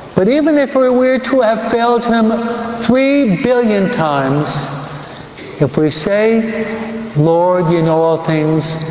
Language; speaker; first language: English; native; English